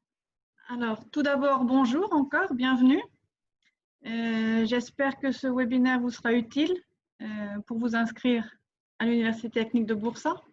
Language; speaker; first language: French; non-native, fluent; Turkish